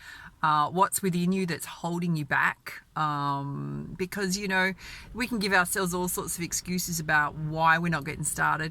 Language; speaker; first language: English; native; English